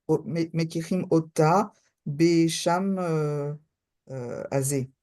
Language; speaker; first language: Hebrew; non-native, learner; French